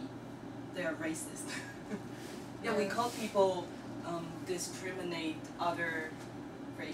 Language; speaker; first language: English; non-native, learner; Chinese